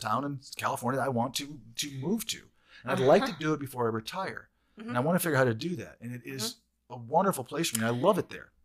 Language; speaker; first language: English; native; English